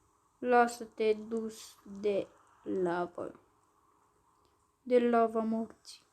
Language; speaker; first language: Romanian; native; Romanian